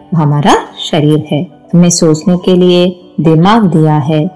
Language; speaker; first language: Hindi; non-native, local second language; Malayalam